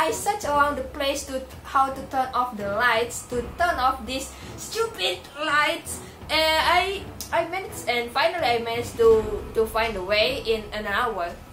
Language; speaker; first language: English; non-native, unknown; Indonesian